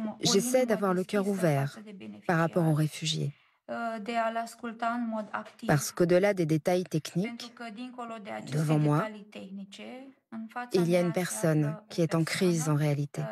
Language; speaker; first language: French; non-native, fluent; Romanian